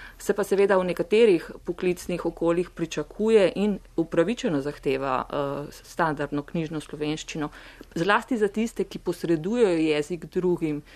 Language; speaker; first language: Slovenian; native; Slovenian